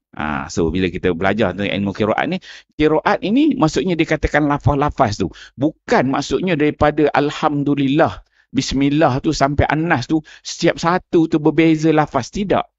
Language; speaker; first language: Malay; native; Malay